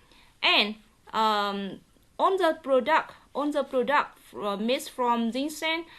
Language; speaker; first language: English; non-native, learner; Vietnamese